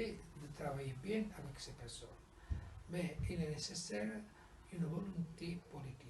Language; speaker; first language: French; non-native, fluent; Italian